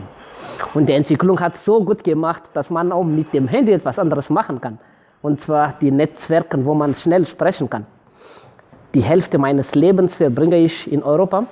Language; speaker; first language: German; non-native, fluent; Malagasy